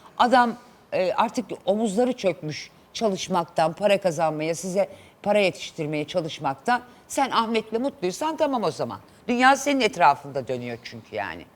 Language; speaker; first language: Turkish; native; Turkish